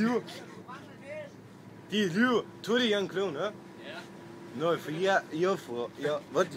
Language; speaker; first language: Danish; non-native, learner; Arabic